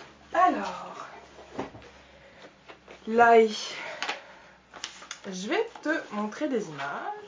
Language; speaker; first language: French; native; French